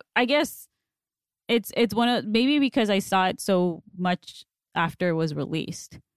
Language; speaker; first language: English; non-native, fluent; Spanish